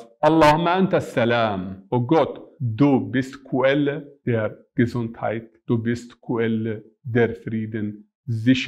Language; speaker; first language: German; non-native, fluent; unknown